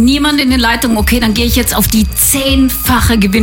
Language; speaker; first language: German; native; German